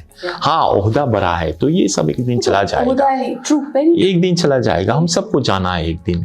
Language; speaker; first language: Hindi; non-native, fluent; Morisyen